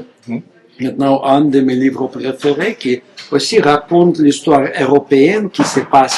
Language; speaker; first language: French; non-native, fluent; Russian